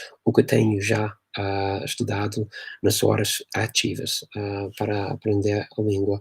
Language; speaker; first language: Portuguese; non-native, fluent; English